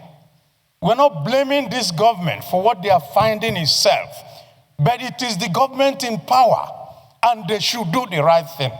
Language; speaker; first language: English; non-native, local second language; Igbo